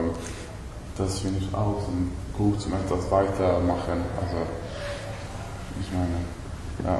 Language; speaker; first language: German; non-native, learner; Swedish